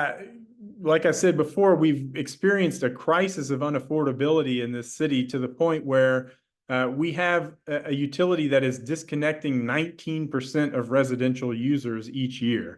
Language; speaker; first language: English; native; English